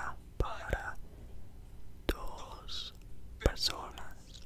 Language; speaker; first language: Spanish; non-native, learner; English